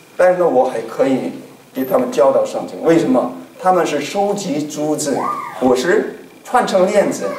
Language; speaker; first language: Chinese; non-native, fluent; Korean